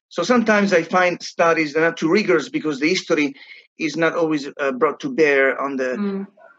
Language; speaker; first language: English; non-native, fluent; Italian